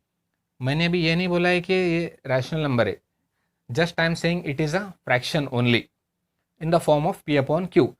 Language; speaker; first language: English; non-native, local second language; Hindi